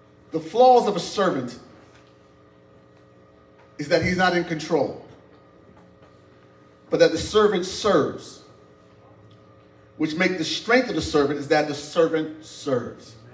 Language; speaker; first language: English; native; English